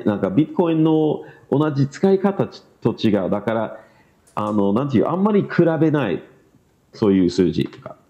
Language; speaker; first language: Japanese; non-native, learner; English